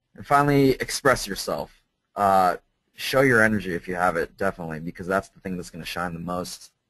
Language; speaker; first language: English; native; English